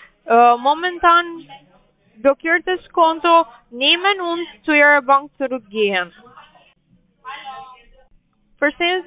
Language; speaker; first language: German; non-native, learner; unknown